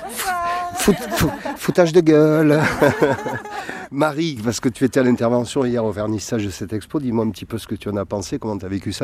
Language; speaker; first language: French; native; French